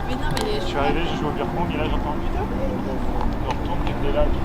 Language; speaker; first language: French; native; French